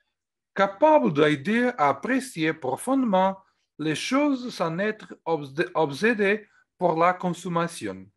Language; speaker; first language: French; non-native, fluent; Portuguese